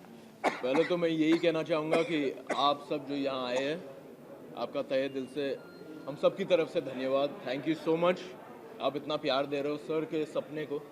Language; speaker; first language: Hindi; native; Hindi